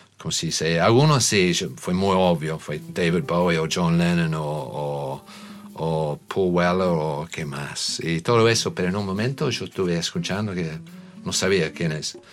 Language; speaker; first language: Spanish; non-native, learner; English